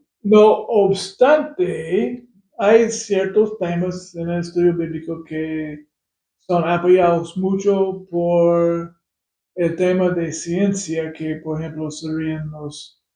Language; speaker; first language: Spanish; non-native, fluent; English